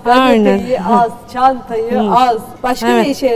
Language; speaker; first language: Turkish; native; Turkish